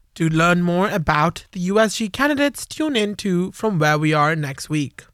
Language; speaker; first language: English; non-native, local second language; Hindi